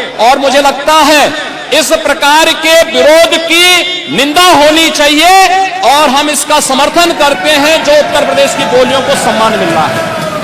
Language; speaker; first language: Hindi; native; Hindi